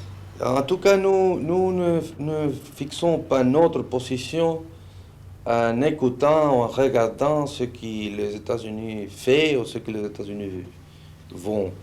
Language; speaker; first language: French; non-native, fluent; Spanish